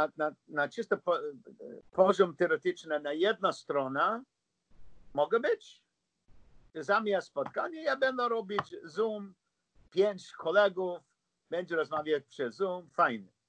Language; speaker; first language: Polish; non-native, learner; English